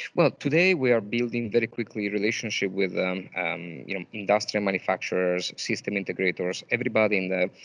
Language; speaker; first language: English; non-native, fluent; Italian